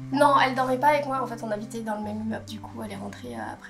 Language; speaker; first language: French; native; French